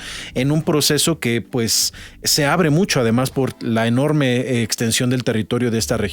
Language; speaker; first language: Spanish; native; Spanish